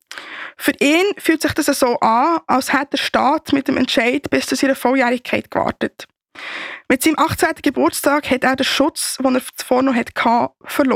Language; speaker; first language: German; native; German